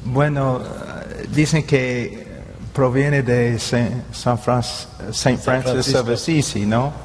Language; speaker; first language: Spanish; non-native, fluent; English